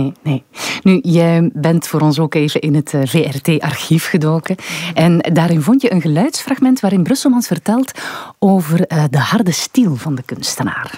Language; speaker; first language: Dutch; native; Dutch